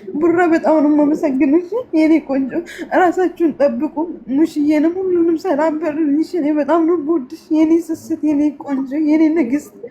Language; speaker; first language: Amharic; native; Amharic